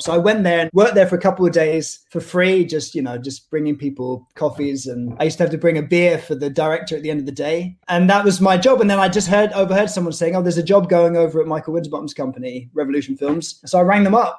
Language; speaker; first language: English; native; English